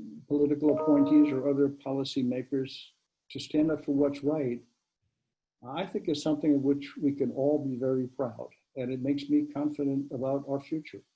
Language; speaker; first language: English; native; English